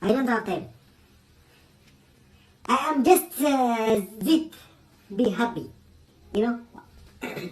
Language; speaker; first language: English; non-native, learner; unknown